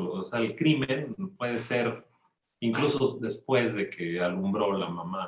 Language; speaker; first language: Spanish; native; Spanish